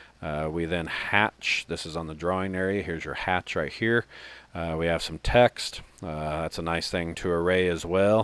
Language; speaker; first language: English; native; English